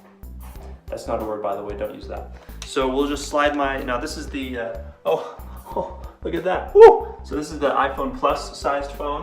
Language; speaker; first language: English; native; English